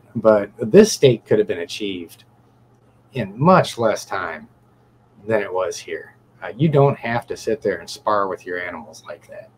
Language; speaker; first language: English; native; English